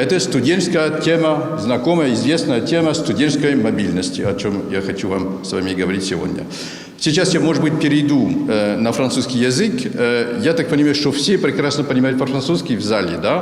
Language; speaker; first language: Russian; non-native, fluent; French